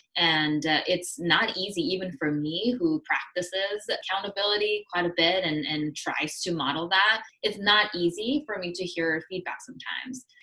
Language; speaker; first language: English; early bilingual, other home language; Korean